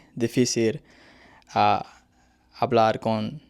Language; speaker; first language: Spanish; non-native, learner; English